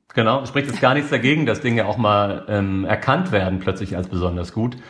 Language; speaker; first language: German; native; German